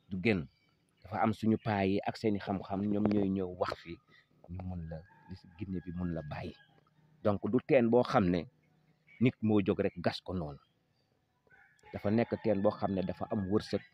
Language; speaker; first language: Wolof; non-native, local second language; Jola-Fonyi